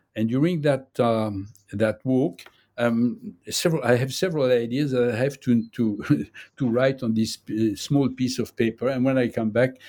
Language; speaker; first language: English; non-native, fluent; French